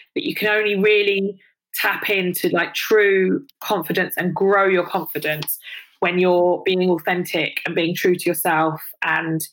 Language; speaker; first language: English; native; English